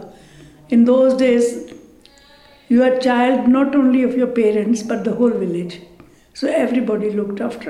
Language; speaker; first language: English; non-native, local second language; Punjabi